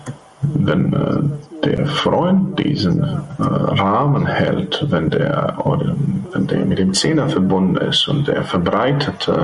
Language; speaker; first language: German; non-native, fluent; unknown